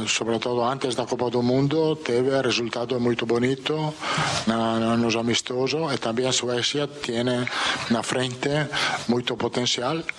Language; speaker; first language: Portuguese; non-native, learner; Italian